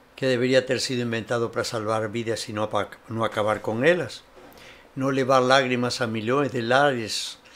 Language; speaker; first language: Portuguese; non-native, fluent; Spanish